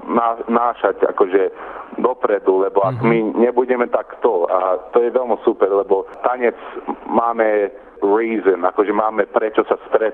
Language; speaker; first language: Slovak; early bilingual, heritage; Slovak